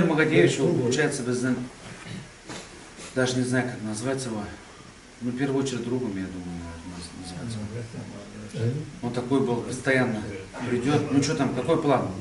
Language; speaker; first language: Russian; non-native, local second language; Tatar